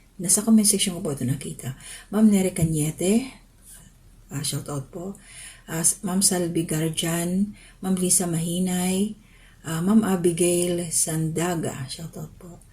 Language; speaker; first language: Filipino; non-native, local second language; Waray